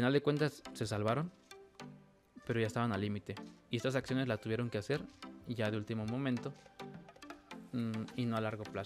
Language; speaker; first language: Spanish; native; Spanish